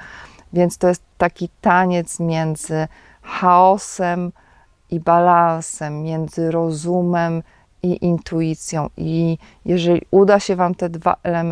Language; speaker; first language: Polish; native; Polish